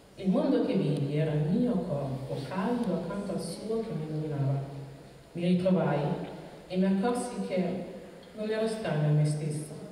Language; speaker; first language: Italian; early bilingual, other home language; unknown